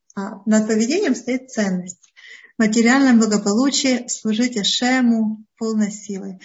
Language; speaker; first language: Russian; early bilingual, heritage; Russian